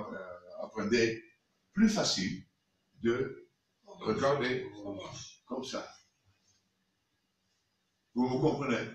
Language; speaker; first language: French; non-native, fluent; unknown